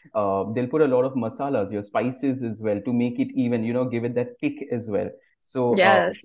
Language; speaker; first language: English; non-native, local second language; Bangla